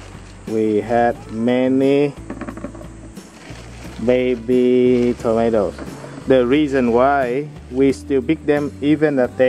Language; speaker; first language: English; non-native, fluent; Vietnamese